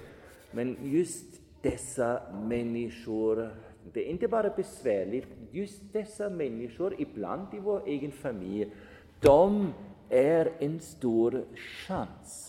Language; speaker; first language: Swedish; non-native, fluent; German